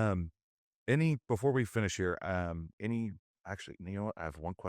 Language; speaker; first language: English; native; English